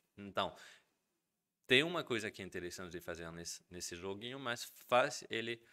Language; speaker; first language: Portuguese; non-native, fluent; French